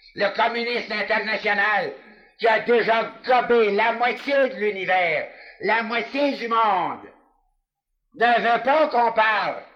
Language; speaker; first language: French; native; French